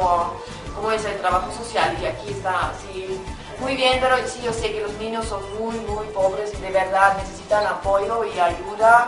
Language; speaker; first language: Spanish; non-native, fluent; German